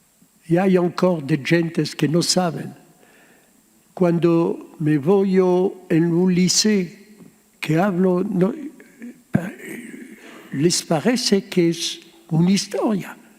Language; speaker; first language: Spanish; early bilingual, heritage; Ladino